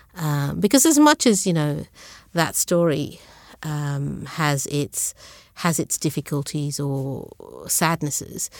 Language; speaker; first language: English; early bilingual, other home language; Sinhala